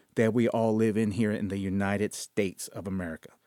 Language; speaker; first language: English; early bilingual, other home language; Spanish